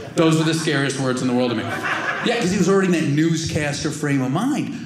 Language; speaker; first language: English; native; English